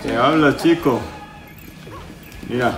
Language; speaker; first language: Spanish; native; Spanish